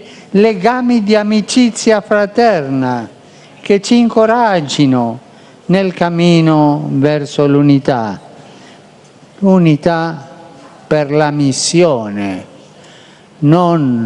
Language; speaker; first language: Italian; non-native, fluent; Spanish